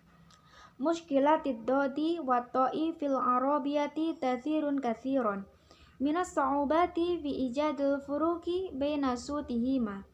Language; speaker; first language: Arabic; non-native, learner; Indonesian